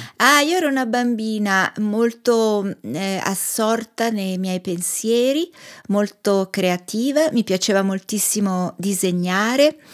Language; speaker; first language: Italian; native; Italian